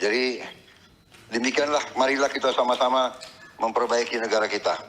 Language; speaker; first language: Indonesian; native; Indonesian